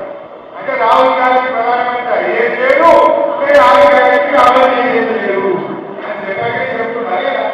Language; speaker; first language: Telugu; native; Telugu